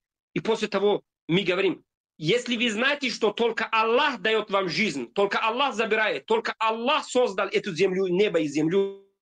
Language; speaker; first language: Russian; non-native, fluent; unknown